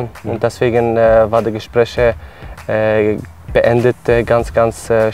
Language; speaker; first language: German; non-native, fluent; Swedish